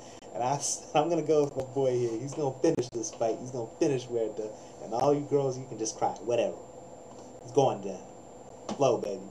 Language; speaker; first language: English; native; English